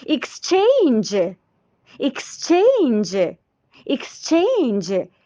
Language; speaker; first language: English; non-native, fluent; Azerbaijani